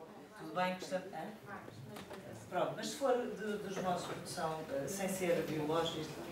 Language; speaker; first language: Portuguese; native; Portuguese